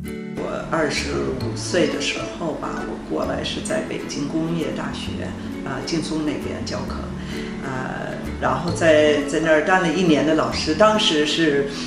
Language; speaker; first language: Chinese; non-native, fluent; English